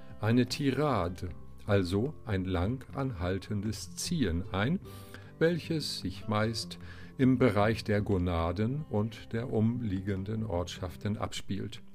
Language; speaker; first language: German; native; German